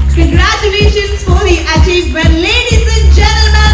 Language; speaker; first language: English; non-native, local second language; Malayalam